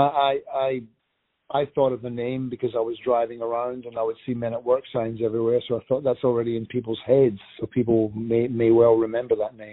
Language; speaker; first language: English; native; English